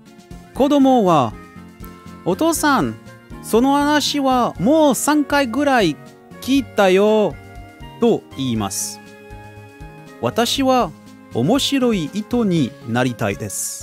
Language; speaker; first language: Japanese; non-native, learner; French